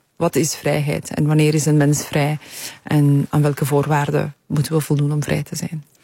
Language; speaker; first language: Dutch; early bilingual, other home language; Polish